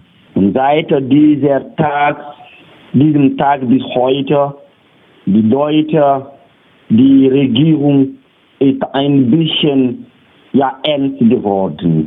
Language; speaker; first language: German; non-native, learner; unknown